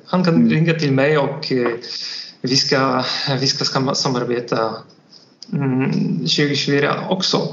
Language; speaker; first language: Swedish; non-native, learner; Polish